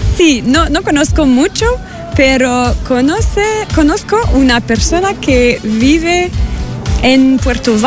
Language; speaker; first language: Spanish; non-native, learner; French